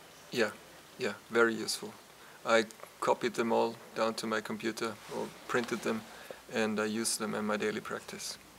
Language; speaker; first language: English; non-native, fluent; German